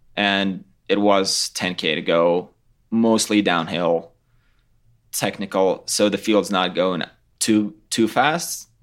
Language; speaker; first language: English; non-native, fluent; Latvian